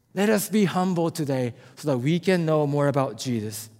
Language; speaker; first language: English; non-native, fluent; Japanese